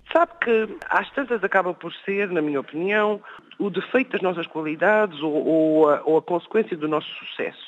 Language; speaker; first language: Portuguese; native; Portuguese